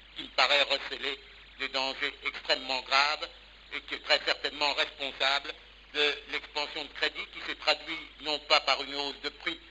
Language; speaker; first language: French; native; French